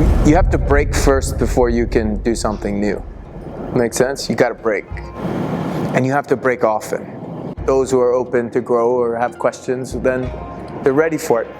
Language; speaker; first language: English; native; English